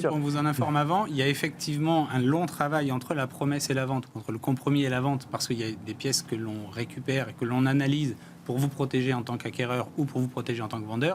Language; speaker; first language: French; native; French